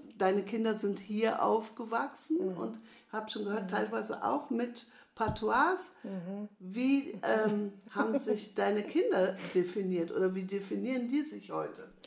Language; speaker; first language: German; native; German